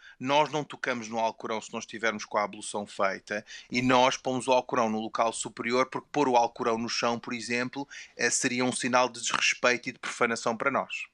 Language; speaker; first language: Portuguese; native; Portuguese